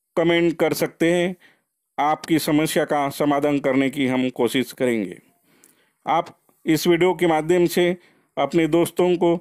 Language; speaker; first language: Hindi; non-native, local second language; Marathi